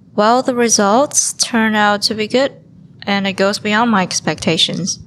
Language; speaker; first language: English; non-native, fluent; Chinese